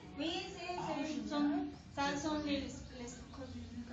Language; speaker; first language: French; non-native, learner; Spanish